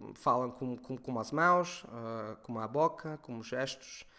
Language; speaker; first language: Portuguese; non-native, fluent; Italian